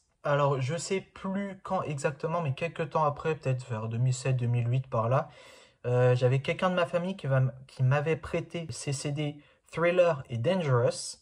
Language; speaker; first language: French; native; French